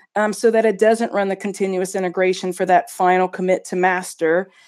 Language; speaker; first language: English; native; English